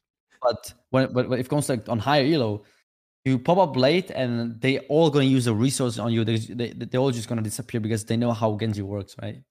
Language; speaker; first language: English; non-native, fluent; Vietnamese